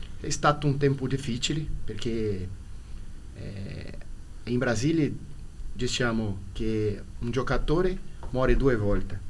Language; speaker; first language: Italian; non-native, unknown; Portuguese